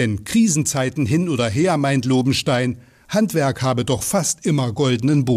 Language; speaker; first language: German; native; German